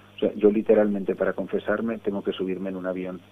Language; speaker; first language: Spanish; early bilingual, other home language; English